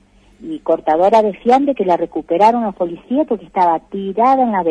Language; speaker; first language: Spanish; native; Spanish